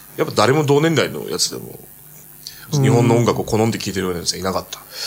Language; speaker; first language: Japanese; native; Japanese